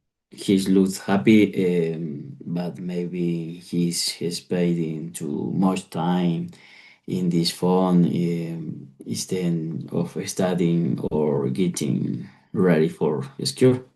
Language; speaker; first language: English; non-native, learner; Spanish